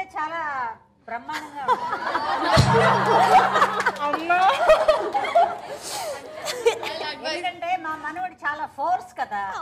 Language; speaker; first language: Telugu; native; Telugu